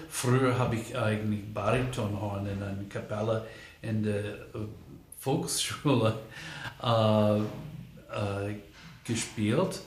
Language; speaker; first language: German; non-native, fluent; English